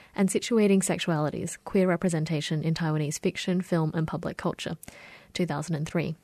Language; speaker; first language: English; early bilingual, other home language; Chinese